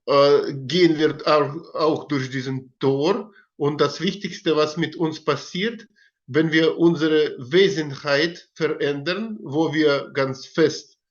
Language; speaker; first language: German; non-native, learner; Russian